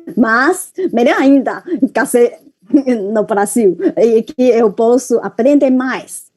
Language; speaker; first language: Portuguese; non-native, learner; Chinese